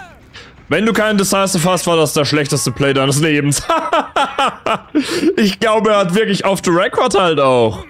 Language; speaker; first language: German; native; German